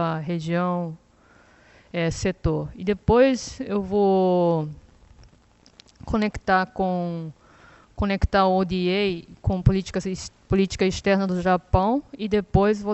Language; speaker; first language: Portuguese; non-native, fluent; Japanese